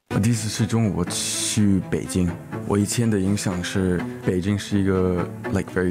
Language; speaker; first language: Chinese; early bilingual, heritage; English